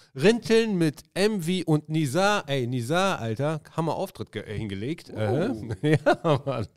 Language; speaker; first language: German; early bilingual, other home language; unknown